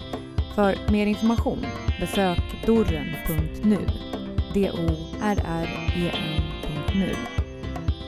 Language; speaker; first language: Swedish; native; Swedish